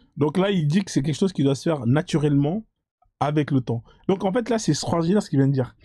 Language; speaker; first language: French; native; French